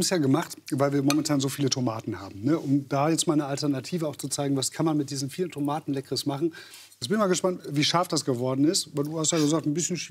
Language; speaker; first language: German; native; German